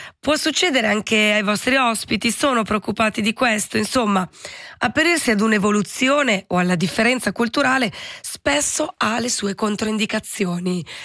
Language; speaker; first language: Italian; native; Italian